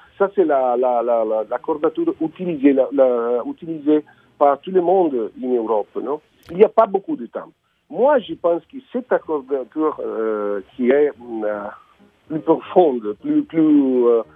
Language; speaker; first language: French; non-native, learner; Italian